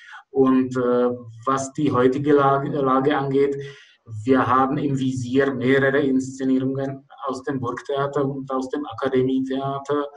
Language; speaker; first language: German; non-native, fluent; Czech